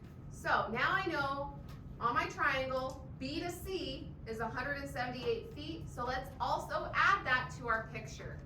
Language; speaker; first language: English; native; English